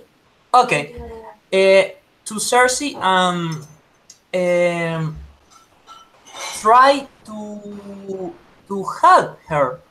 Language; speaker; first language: English; non-native, learner; Spanish